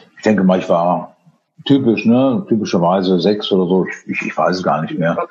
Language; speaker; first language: German; early bilingual, other home language; Spanish